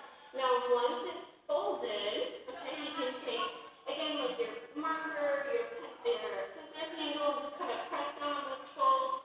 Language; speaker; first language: English; non-native, fluent; Indonesian